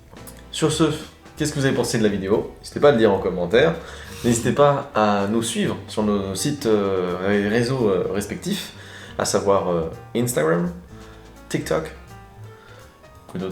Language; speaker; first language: French; native; French